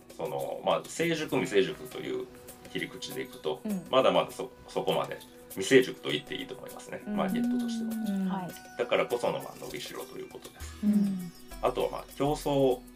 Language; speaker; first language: Japanese; native; Japanese